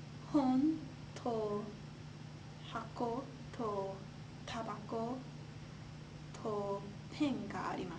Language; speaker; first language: Japanese; non-native, learner; English